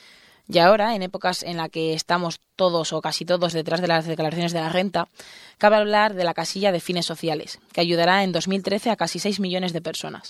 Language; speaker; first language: Spanish; native; Spanish